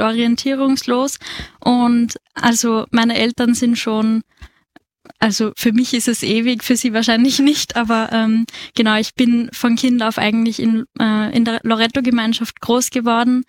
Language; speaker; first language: German; native; German